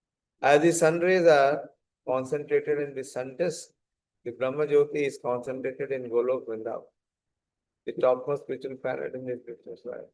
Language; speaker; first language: English; non-native, local second language; Hindi